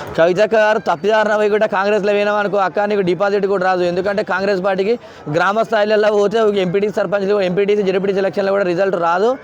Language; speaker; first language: Telugu; native; Telugu